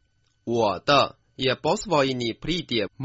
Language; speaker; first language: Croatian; non-native, fluent; Chinese